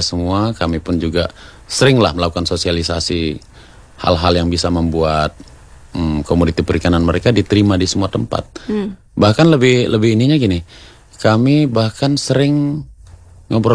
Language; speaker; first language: Indonesian; native; Indonesian